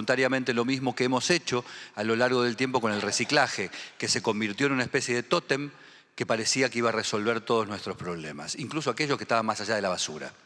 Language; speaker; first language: Spanish; native; Spanish